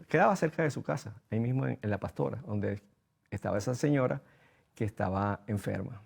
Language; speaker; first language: Spanish; native; Spanish